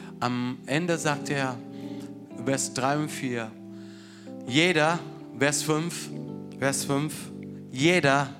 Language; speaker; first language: German; non-native, fluent; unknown